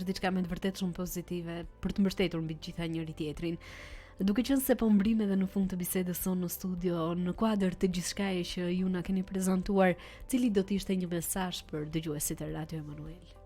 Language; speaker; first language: Albanian; native; Albanian